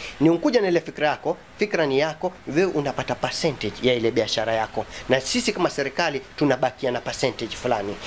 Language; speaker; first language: Swahili; native; Swahili